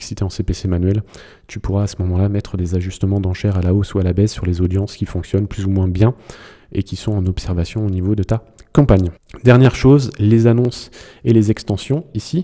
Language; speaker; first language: French; native; French